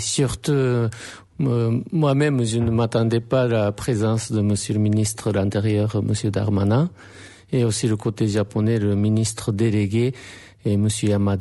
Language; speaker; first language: French; non-native, fluent; Japanese